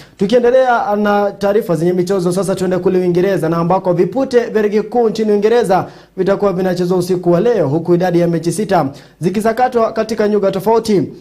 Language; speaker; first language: Swahili; non-native, local second language; Kikuyu